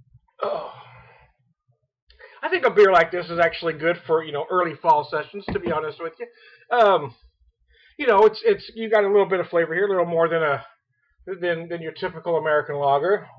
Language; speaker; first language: English; native; English